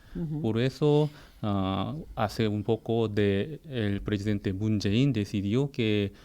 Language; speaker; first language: Spanish; non-native, fluent; Korean